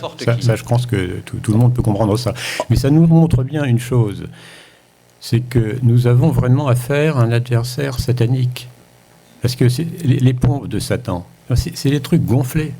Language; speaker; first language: French; native; French